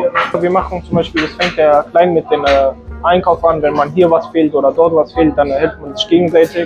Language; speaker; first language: German; early bilingual, other home language; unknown